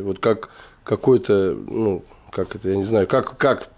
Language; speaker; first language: Russian; native; Russian